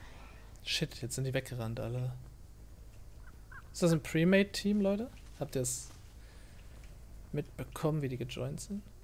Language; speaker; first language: German; native; German